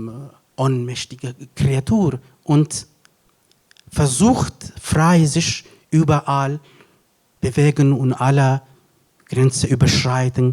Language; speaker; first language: German; non-native, fluent; Kurdish